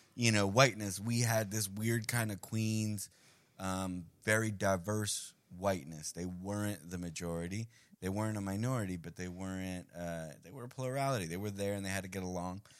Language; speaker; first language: English; early bilingual, other home language; Spanish